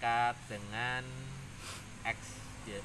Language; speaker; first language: Indonesian; native; Indonesian